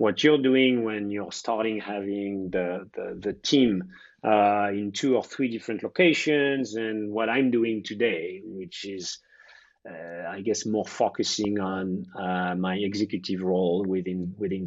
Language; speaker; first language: English; non-native, fluent; French